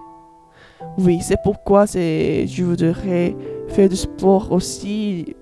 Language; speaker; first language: French; non-native, learner; Korean